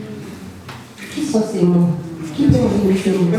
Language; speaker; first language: French; non-native, local second language; Rundi